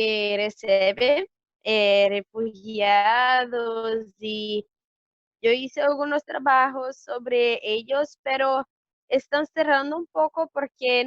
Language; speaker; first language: Spanish; non-native, learner; Portuguese